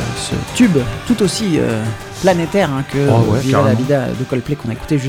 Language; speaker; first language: French; native; French